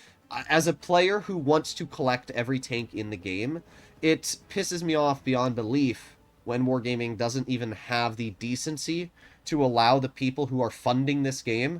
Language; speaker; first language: English; native; English